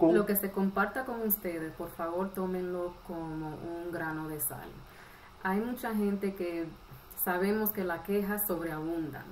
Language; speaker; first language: Spanish; early bilingual, heritage; Spanish